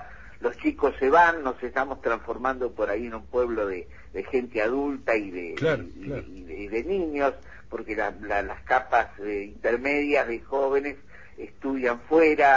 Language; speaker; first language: Spanish; native; Spanish